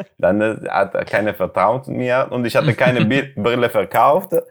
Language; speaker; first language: German; non-native, learner; Italian